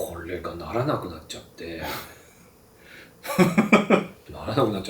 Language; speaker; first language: Japanese; native; Japanese